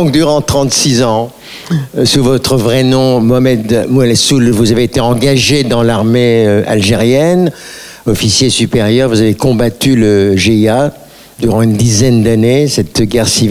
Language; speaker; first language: French; native; French